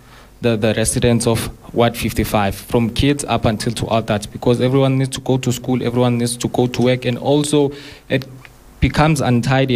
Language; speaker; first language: English; non-native, local second language; Zulu